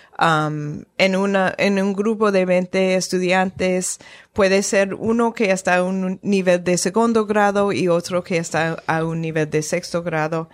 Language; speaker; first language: Spanish; non-native, fluent; English